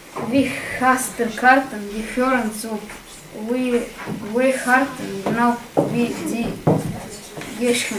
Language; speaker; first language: German; non-native, learner; Russian